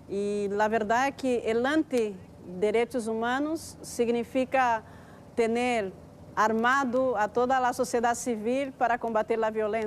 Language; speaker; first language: Spanish; non-native, fluent; Portuguese